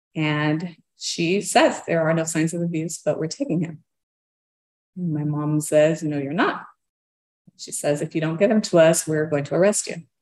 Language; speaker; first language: English; early bilingual, other home language; Portuguese